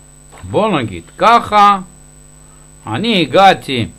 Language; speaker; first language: Hebrew; non-native, fluent; Russian